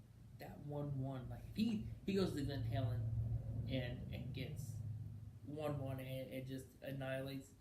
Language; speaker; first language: English; native; English